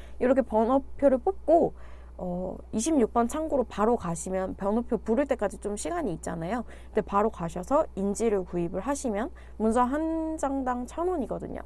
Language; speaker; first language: Korean; native; Korean